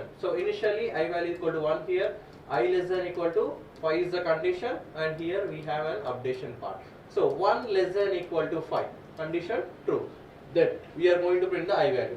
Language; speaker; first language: English; non-native, local second language; Telugu